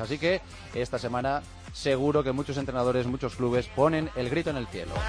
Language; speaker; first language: Spanish; native; Spanish